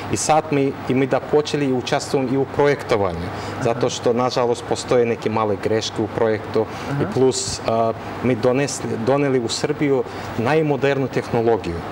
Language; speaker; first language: Serbian; non-native, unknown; Russian